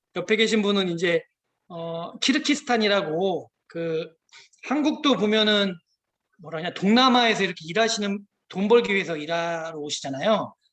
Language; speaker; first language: Korean; native; Korean